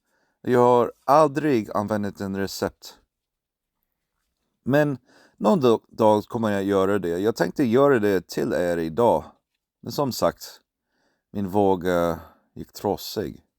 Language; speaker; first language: Swedish; non-native, fluent; English